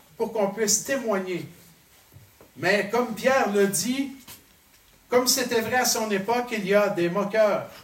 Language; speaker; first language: French; native; French